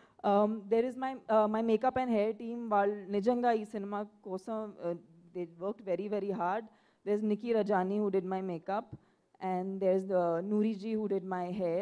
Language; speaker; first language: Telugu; non-native, fluent; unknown